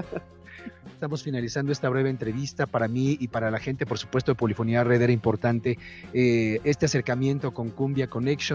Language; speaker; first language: Spanish; native; Spanish